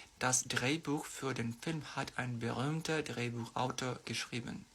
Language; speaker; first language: German; non-native, fluent; Ukrainian